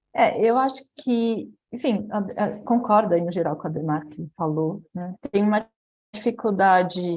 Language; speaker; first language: Portuguese; native; Portuguese